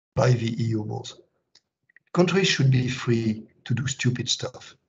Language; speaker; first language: English; non-native, fluent; French